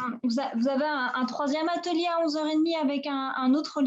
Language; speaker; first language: French; non-native, fluent; Spanish